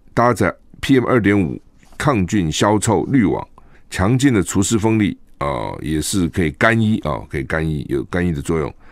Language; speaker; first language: Chinese; native; Chinese